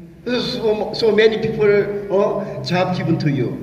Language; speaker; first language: English; non-native, learner; Korean